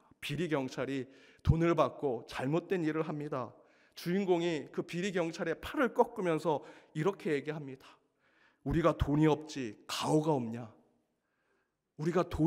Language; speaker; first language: Korean; native; Korean